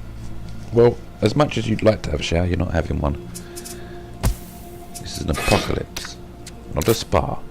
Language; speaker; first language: English; native; English